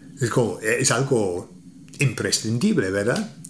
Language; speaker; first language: Spanish; non-native, fluent; English